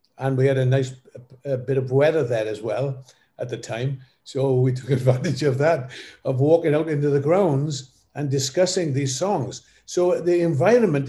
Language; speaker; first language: English; native; English